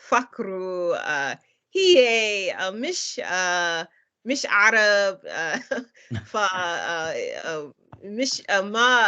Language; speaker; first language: Arabic; non-native, learner; English